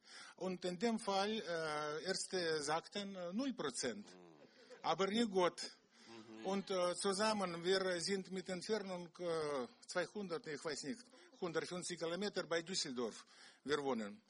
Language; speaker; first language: German; non-native, learner; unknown